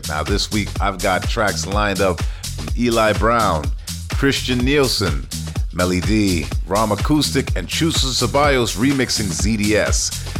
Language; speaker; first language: English; native; English